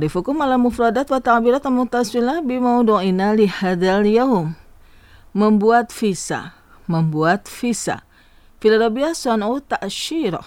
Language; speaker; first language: Arabic; non-native, fluent; Indonesian